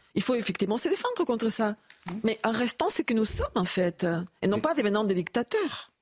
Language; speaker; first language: French; non-native, fluent; Spanish